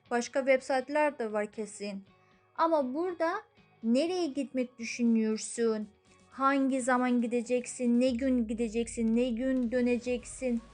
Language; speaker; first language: Turkish; non-native, fluent; Persian